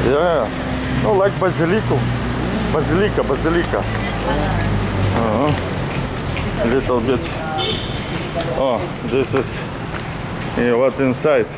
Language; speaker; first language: English; non-native, learner; Russian